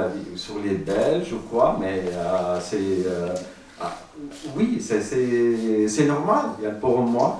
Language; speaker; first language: French; non-native, learner; Arabic